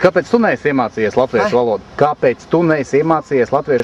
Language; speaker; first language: Latvian; native; Latvian